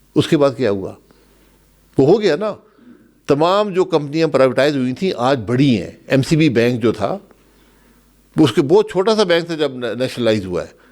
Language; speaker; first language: Urdu; non-native, local second language; Pahari-Potwari